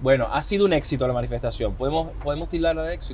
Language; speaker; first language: Spanish; native; Spanish